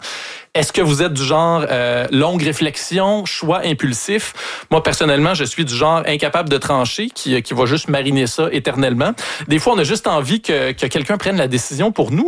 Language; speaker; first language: French; native; French